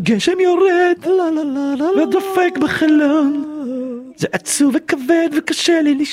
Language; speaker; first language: Hebrew; native; Hebrew